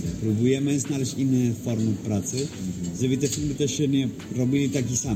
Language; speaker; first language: Polish; non-native, fluent; Spanish